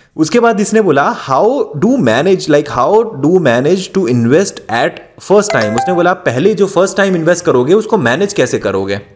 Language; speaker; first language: Hindi; native; Hindi